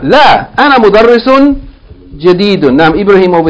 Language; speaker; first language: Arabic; non-native, fluent; English